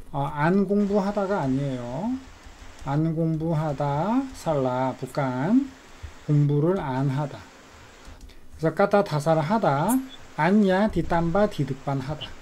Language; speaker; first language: Korean; native; Korean